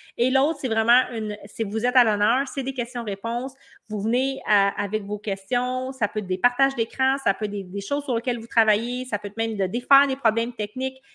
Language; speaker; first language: French; native; French